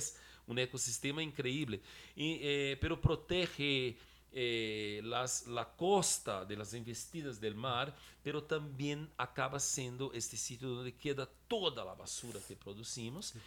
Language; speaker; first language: Spanish; non-native, fluent; Portuguese